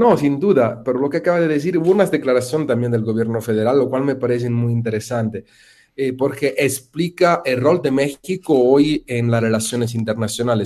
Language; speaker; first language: Spanish; non-native, fluent; Italian